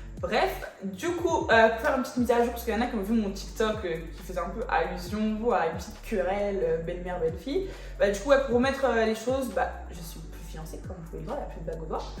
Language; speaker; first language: French; native; French